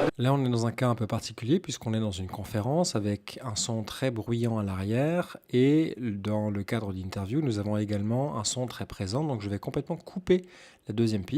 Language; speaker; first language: French; native; French